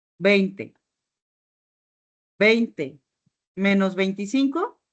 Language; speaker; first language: Spanish; native; Spanish